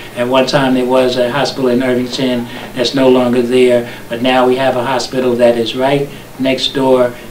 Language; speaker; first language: English; native; English